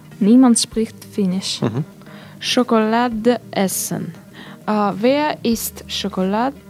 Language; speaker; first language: German; non-native, learner; Russian